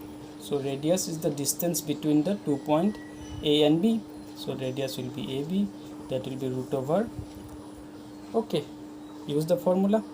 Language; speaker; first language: English; non-native, local second language; Hindi